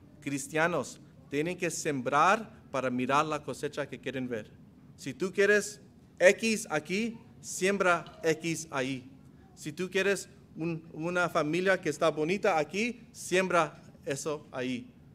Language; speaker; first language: Spanish; non-native, fluent; English